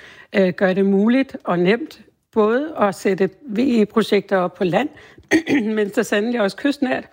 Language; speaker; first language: Danish; native; Danish